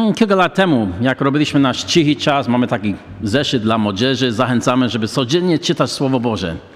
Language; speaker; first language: Polish; non-native, fluent; English